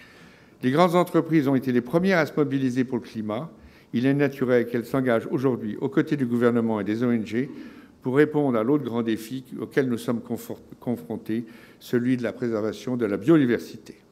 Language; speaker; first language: French; native; French